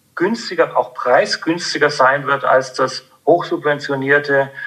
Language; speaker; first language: German; native; German